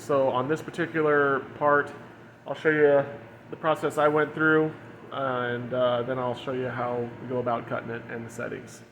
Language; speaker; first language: English; native; English